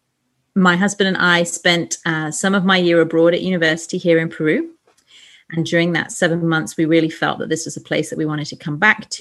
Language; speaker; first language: English; native; English